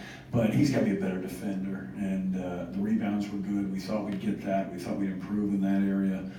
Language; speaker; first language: English; native; English